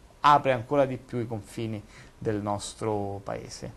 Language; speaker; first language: Italian; native; Italian